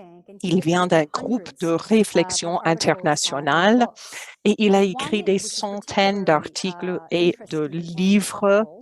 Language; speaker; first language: French; non-native, local second language; English